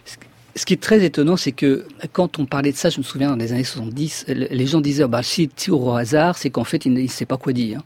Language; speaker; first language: French; native; French